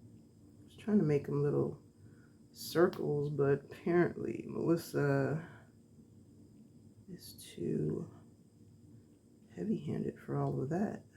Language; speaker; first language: English; native; English